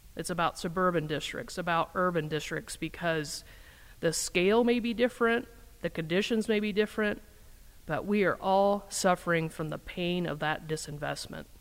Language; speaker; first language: English; native; English